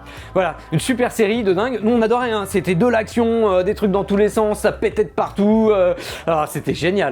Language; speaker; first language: French; native; French